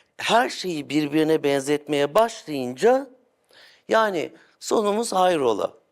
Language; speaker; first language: Turkish; native; Turkish